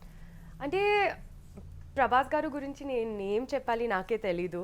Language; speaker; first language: Telugu; non-native, local second language; Hindi